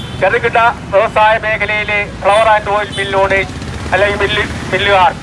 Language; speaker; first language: Malayalam; native; Malayalam